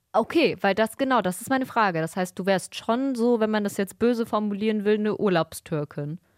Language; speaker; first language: German; early bilingual, other home language; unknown